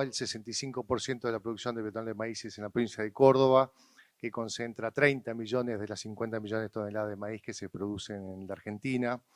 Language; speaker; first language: Spanish; native; Spanish